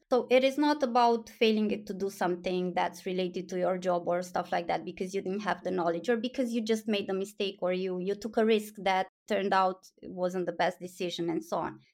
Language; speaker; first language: English; non-native, fluent; Romanian